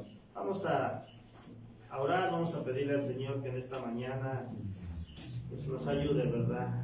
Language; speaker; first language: Spanish; native; Spanish